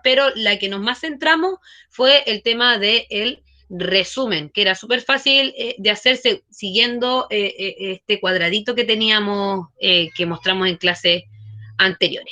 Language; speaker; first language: Spanish; native; Spanish